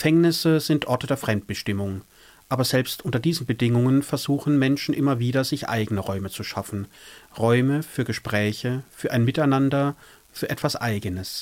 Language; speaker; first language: German; native; German